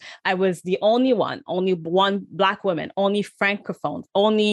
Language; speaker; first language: English; native; English